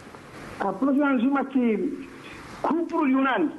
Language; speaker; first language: Greek; native; Greek